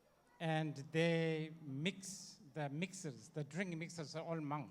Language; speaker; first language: English; non-native, learner; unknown